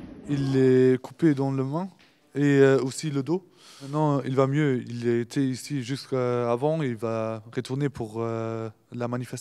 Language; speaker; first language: French; non-native, fluent; Turkish